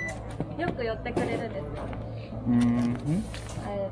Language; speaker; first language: Japanese; native; Japanese